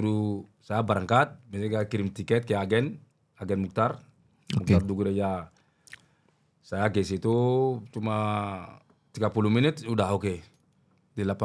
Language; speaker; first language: Indonesian; non-native, learner; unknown